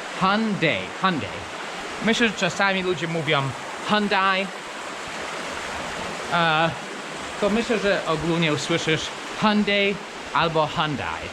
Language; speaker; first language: Polish; non-native, fluent; English